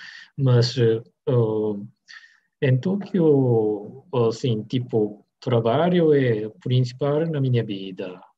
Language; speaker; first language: Portuguese; non-native, learner; Japanese